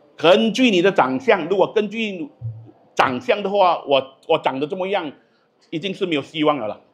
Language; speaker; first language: Chinese; native; Chinese